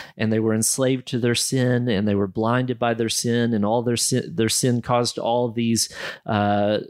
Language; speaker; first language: English; native; English